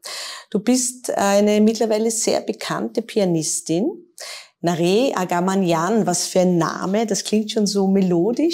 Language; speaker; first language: German; native; German